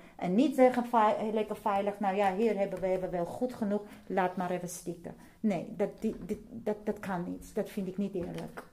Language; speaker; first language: Dutch; non-native, fluent; Armenian